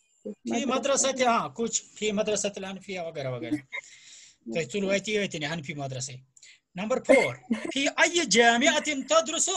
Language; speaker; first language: Arabic; non-native, fluent; Urdu